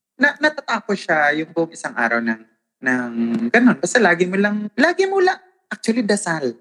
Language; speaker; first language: Filipino; non-native, local second language; Waray